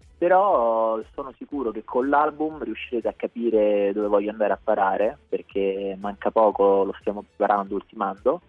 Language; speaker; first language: Italian; native; Italian